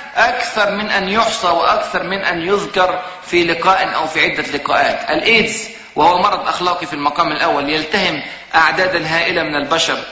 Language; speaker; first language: Arabic; native; Arabic